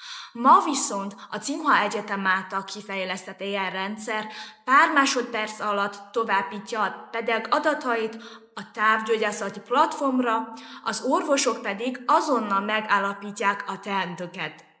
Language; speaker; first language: Hungarian; non-native, fluent; Chinese